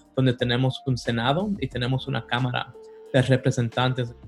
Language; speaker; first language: Spanish; early bilingual, heritage; Spanish